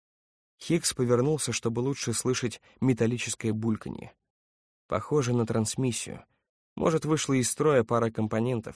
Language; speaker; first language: Russian; native; Russian